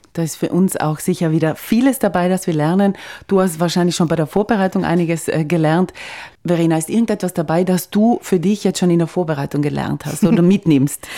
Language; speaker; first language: German; native; German